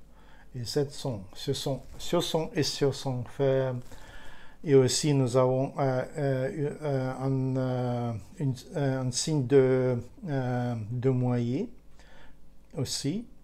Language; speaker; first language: French; non-native, learner; Ukrainian